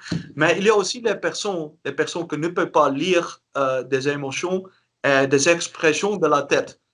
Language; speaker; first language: French; non-native, learner; Dutch